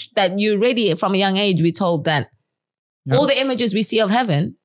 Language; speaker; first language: English; native; English